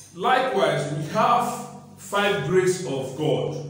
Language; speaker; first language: English; non-native, local second language; Yoruba